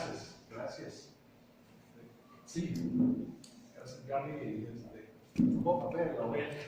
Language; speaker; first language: Spanish; non-native, fluent; English